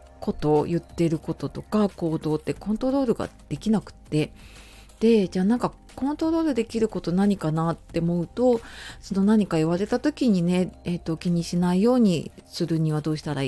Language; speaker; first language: Japanese; native; Japanese